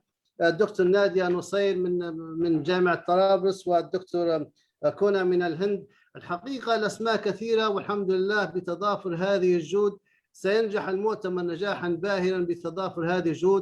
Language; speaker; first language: Arabic; native; Arabic